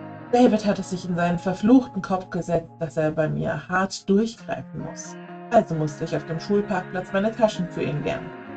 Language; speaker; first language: German; native; German